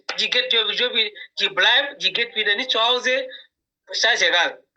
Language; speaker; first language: German; non-native, learner; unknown